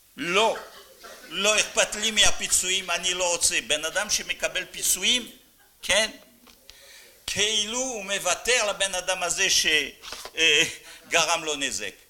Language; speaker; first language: Hebrew; non-native, fluent; French